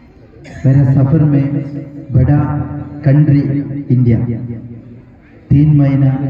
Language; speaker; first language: Hindi; non-native, local second language; Malayalam